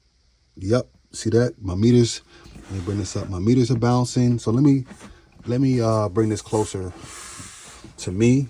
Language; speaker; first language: English; native; English